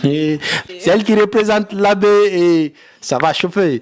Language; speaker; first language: French; non-native, local second language; Fula